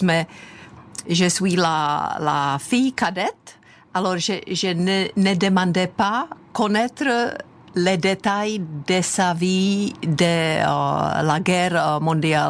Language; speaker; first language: French; non-native, fluent; Czech